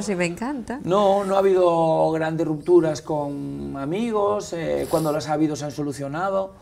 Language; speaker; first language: Spanish; native; Spanish